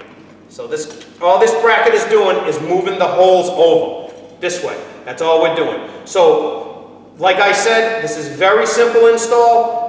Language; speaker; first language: English; native; English